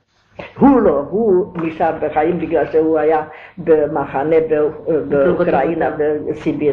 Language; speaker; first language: Hebrew; non-native, learner; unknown